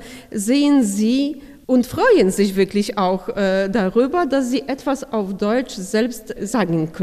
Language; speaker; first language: German; non-native, fluent; Polish